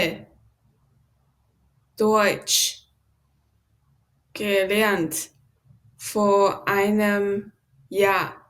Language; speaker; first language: German; non-native, learner; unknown